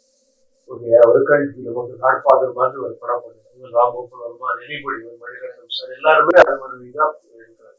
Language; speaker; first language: Tamil; non-native, learner; Kannada